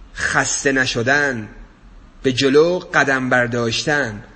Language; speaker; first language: Persian; native; Persian